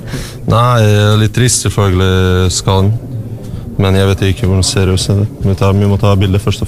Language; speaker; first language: Norwegian; non-native, learner; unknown